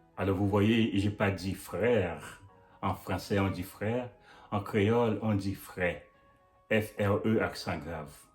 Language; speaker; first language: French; non-native, local second language; Haitian Creole